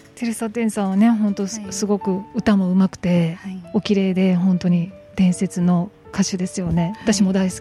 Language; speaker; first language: Japanese; native; Japanese